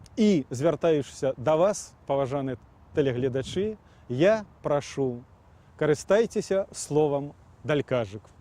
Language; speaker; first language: Belarusian; native; Belarusian